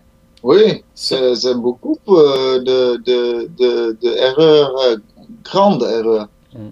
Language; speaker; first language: French; non-native, learner; Dutch